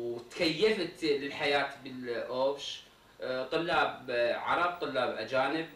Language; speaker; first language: Arabic; native; Arabic